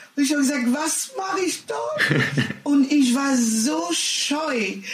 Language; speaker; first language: German; non-native, learner; French